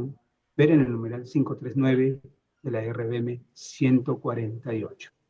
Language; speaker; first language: Spanish; native; Spanish